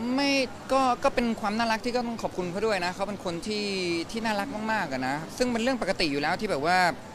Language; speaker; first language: Thai; native; Thai